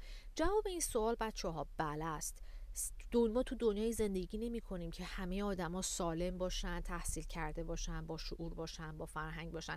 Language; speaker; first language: Persian; native; Persian